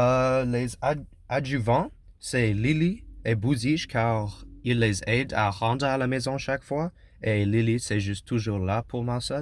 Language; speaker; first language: French; non-native, learner; English